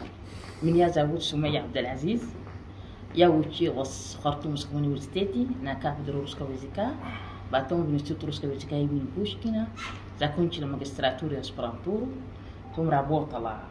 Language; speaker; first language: Russian; non-native, fluent; Arabic